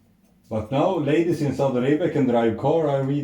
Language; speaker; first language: English; non-native, fluent; Swedish